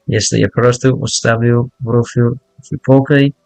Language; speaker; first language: Russian; non-native, learner; English